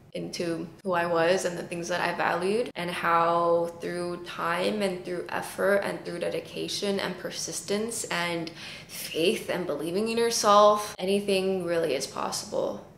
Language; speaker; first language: English; early bilingual, other home language; Chinese